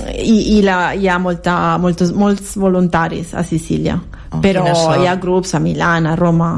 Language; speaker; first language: Catalan; non-native, fluent; Italian